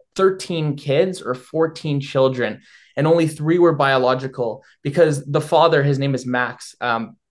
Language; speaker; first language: English; native; English